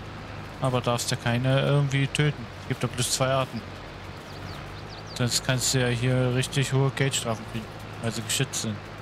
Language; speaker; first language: German; native; German